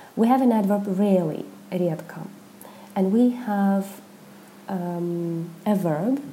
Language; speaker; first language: English; non-native, fluent; Russian